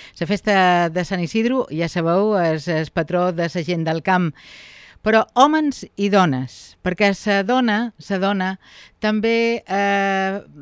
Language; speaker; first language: Catalan; native; Catalan